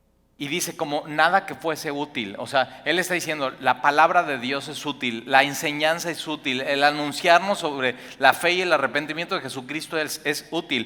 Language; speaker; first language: Spanish; native; Spanish